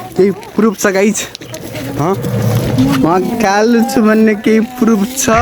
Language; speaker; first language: Nepali; non-native, local second language; Rana Tharu